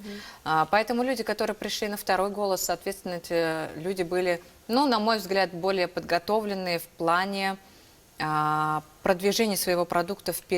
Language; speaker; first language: Russian; native; Russian